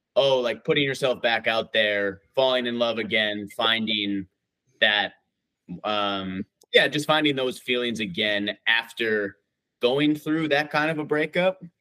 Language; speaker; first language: English; native; English